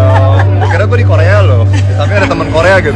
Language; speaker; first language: Indonesian; native; Indonesian